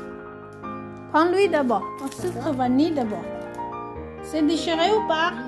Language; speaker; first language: French; non-native, learner; Hmong